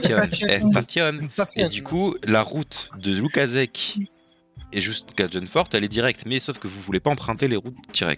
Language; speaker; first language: French; native; French